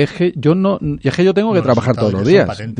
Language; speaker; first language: Spanish; native; Spanish